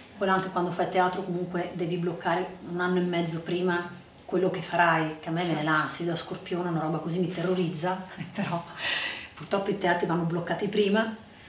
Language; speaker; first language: Italian; native; Italian